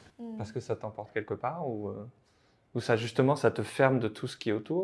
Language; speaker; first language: French; native; French